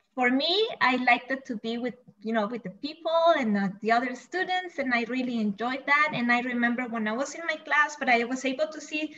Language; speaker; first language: English; non-native, fluent; Spanish